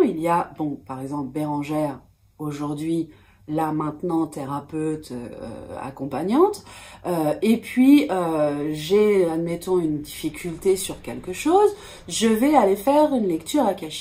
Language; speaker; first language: French; native; French